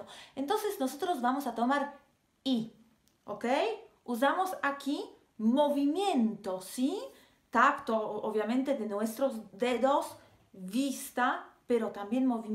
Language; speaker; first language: Spanish; non-native, fluent; Polish